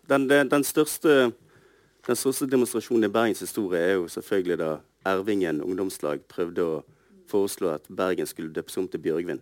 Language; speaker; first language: Norwegian; native; Norwegian